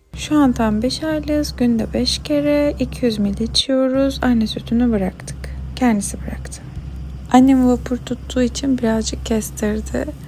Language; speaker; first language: Turkish; native; Turkish